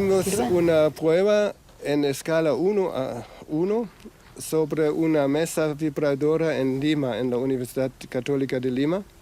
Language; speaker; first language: Spanish; non-native, fluent; German